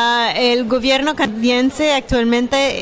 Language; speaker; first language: Spanish; non-native, fluent; French